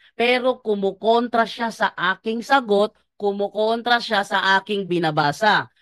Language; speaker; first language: Filipino; native; Filipino